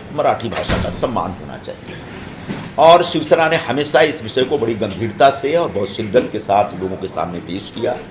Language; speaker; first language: Hindi; non-native, local second language; Marathi